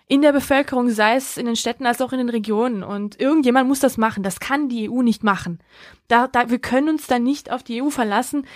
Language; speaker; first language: German; early bilingual, other home language; Georgian